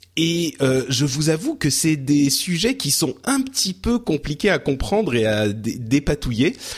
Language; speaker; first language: French; early bilingual, other home language; Arabic